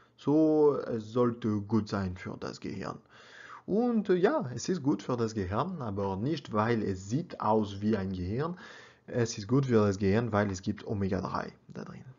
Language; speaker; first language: German; non-native, learner; French